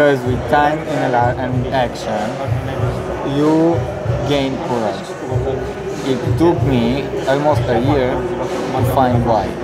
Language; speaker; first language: English; non-native, fluent; Romanian